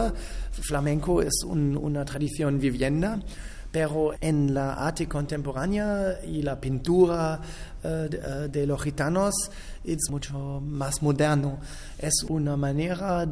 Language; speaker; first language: Spanish; non-native, learner; German